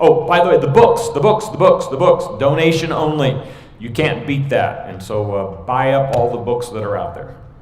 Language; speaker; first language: English; native; English